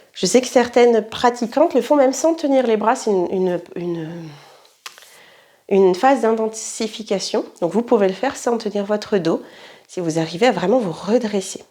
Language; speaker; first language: French; native; French